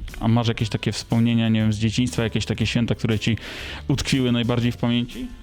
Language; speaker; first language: Polish; native; Polish